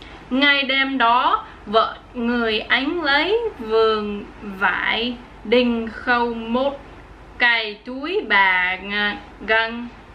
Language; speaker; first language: Vietnamese; non-native, learner; English